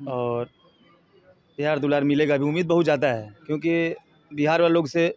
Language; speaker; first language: Hindi; native; Hindi